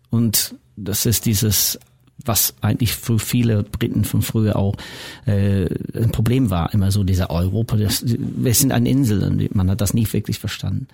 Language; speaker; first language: German; non-native, fluent; English